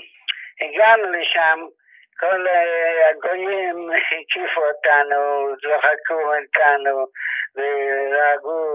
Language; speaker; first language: Hebrew; non-native, fluent; Yiddish